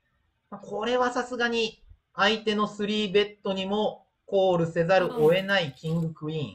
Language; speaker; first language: Japanese; native; Japanese